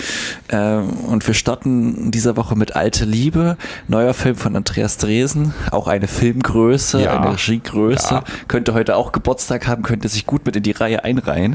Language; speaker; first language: German; native; German